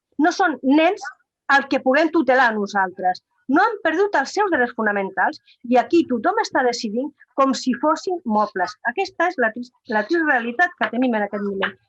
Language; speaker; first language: Catalan; non-native, local second language; Spanish